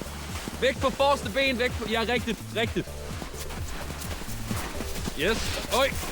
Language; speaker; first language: Danish; native; Danish